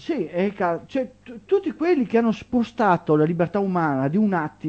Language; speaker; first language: Italian; native; Italian